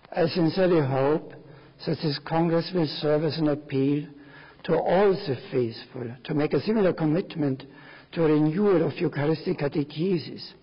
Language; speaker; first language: English; non-native, fluent; German